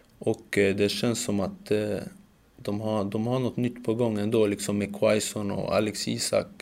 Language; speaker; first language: Swedish; early bilingual, other home language; Macedonian